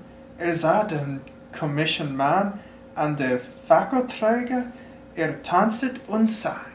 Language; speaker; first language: German; non-native, learner; English